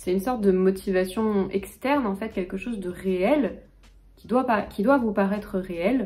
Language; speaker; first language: French; native; French